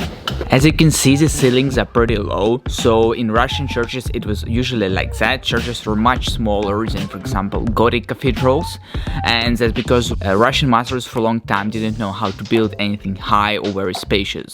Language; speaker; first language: English; non-native, fluent; Russian